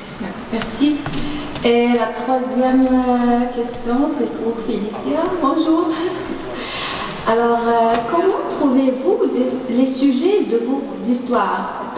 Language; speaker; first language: French; non-native, learner; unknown